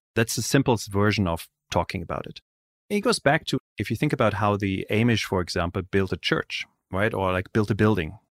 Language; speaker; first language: English; non-native, fluent; German